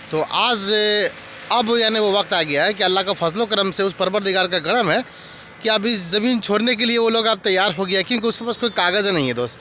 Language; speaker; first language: Hindi; native; Hindi